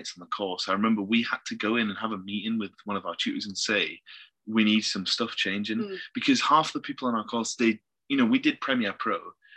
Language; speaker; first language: English; native; English